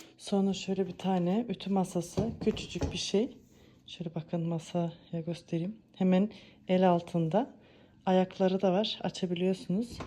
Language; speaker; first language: Turkish; early bilingual, heritage; Turkish